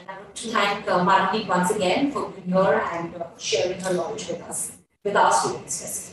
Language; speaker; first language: English; non-native, local second language; Hindi